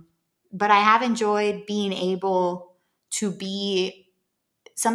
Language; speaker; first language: English; native; English